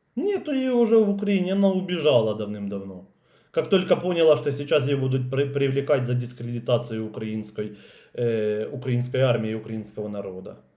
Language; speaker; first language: Russian; native; Russian